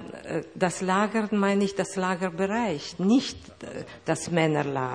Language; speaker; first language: German; non-native, fluent; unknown